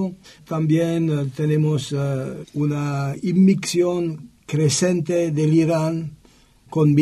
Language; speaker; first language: Spanish; non-native, learner; French